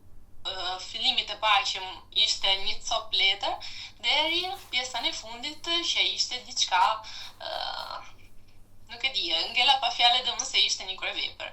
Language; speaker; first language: Albanian; non-native, fluent; Italian